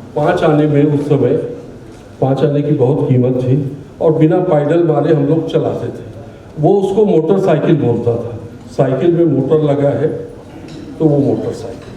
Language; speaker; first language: Hindi; native; Hindi